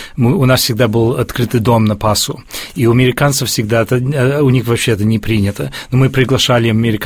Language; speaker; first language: Russian; early bilingual, heritage; Russian